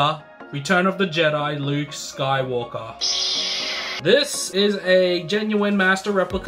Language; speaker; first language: English; native; English